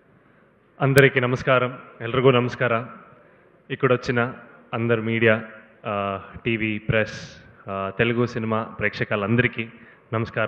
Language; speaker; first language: Telugu; non-native, learner; Kannada